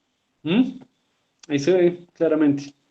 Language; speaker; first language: Spanish; native; Spanish